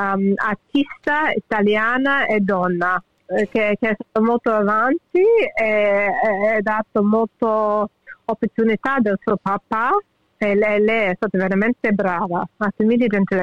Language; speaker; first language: Italian; early bilingual, heritage; English